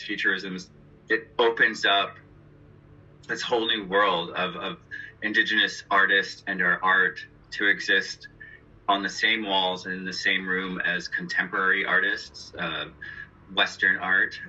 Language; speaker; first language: English; native; English